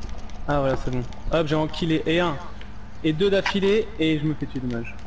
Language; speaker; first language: French; native; French